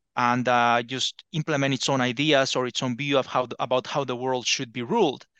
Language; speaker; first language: English; non-native, fluent; Spanish